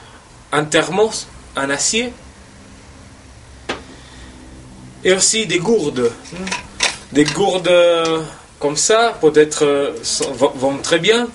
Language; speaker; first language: French; non-native, fluent; Spanish